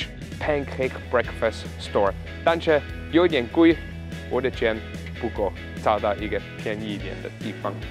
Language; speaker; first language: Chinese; non-native, learner; German